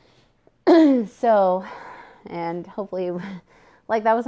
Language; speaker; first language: English; native; English